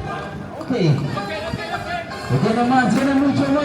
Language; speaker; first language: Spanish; non-native, fluent; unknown